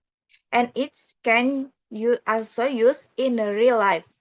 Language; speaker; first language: English; non-native, learner; Indonesian